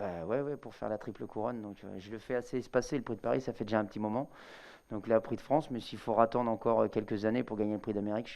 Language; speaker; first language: French; native; French